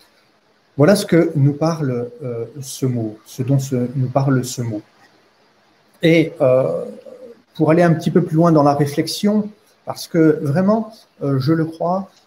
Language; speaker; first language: French; native; French